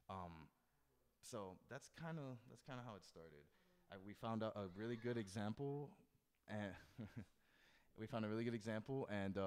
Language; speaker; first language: English; native; English